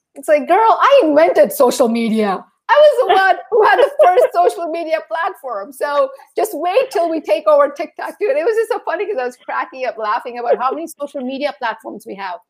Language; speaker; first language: English; early bilingual, other home language; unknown